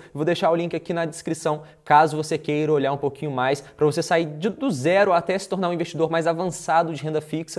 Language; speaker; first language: Portuguese; native; Portuguese